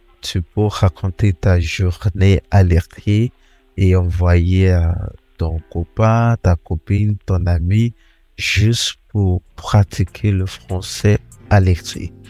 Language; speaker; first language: French; non-native, fluent; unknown